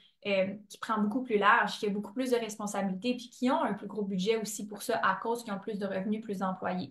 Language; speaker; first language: French; native; French